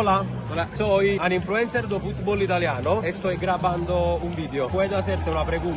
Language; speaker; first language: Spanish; non-native, learner; Italian